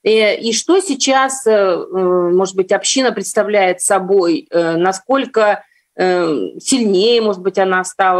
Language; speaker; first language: Russian; native; Russian